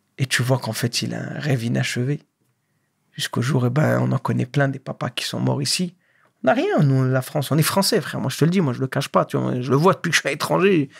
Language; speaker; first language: French; native; French